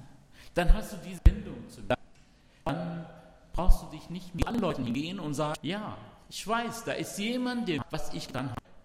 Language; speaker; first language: German; non-native, learner; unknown